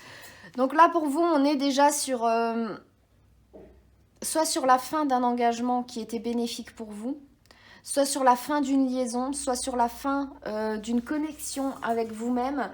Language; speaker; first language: French; native; French